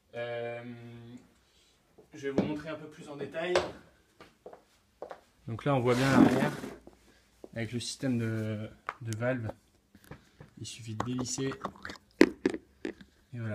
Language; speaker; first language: French; native; French